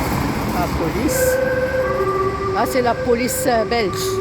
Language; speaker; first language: French; non-native, local second language; Arabic